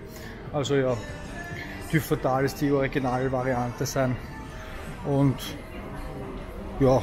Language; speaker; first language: German; native; German